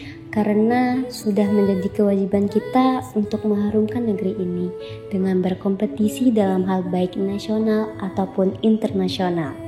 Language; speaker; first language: Indonesian; native; Indonesian